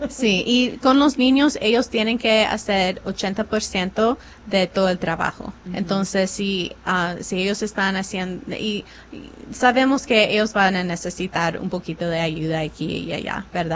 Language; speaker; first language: Spanish; non-native, fluent; English